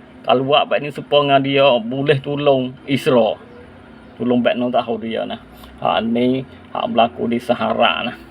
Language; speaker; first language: Malay; native; Malay